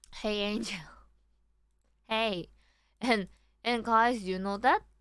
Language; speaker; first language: English; non-native, learner; Korean